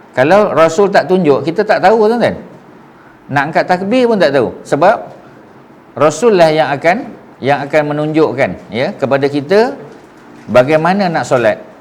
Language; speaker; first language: Malay; native; Malay